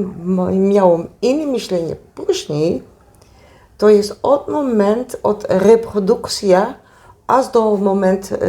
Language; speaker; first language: Polish; non-native, learner; Dutch